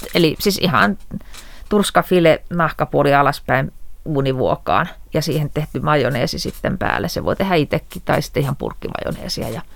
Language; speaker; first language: Finnish; native; Finnish